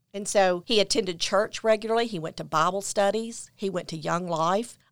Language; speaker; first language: English; native; English